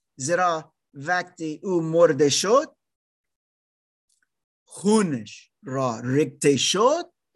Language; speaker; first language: Persian; non-native, learner; German